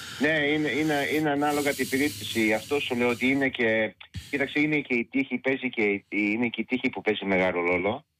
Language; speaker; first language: Greek; early bilingual, heritage; Greek